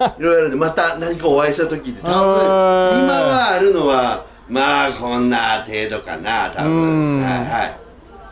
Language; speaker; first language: Japanese; native; Japanese